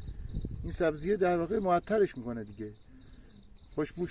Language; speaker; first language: Persian; native; Persian